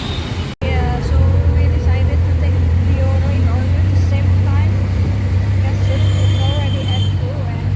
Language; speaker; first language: English; non-native, learner; Indonesian